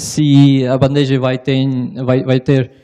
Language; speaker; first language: Portuguese; non-native, learner; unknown